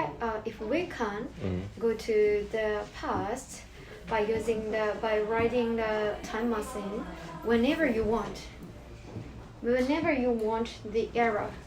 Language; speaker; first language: English; non-native, learner; Japanese